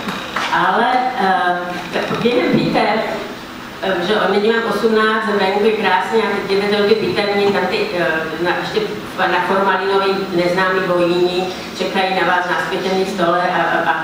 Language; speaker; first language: Czech; non-native, fluent; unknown